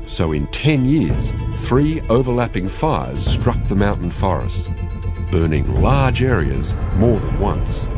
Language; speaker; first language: English; native; English